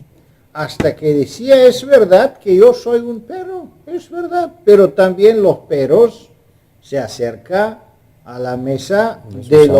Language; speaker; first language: Spanish; non-native, fluent; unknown